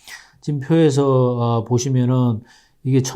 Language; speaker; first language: Korean; native; Korean